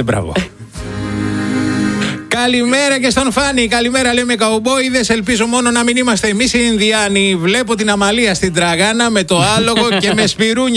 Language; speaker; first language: Greek; native; Greek